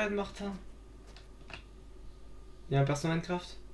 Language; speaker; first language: French; native; French